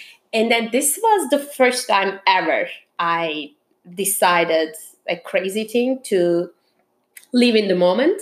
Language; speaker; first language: English; non-native, fluent; Turkish